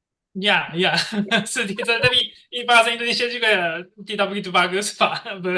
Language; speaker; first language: Indonesian; non-native, learner; Japanese